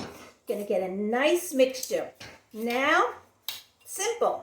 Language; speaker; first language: English; native; English